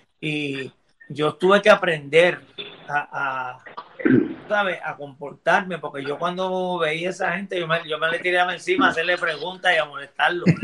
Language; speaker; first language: Spanish; early bilingual, heritage; Spanish